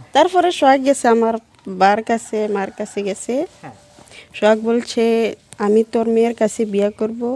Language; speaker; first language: Bangla; non-native, learner; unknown